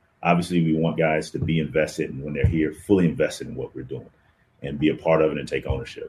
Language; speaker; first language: English; native; English